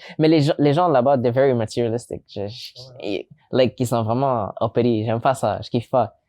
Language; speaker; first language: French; early bilingual, other home language; English